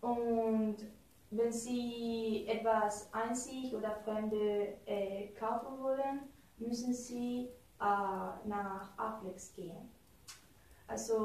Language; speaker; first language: German; non-native, learner; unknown